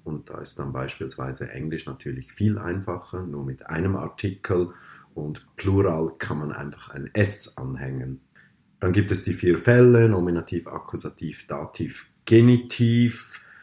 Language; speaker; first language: German; native; German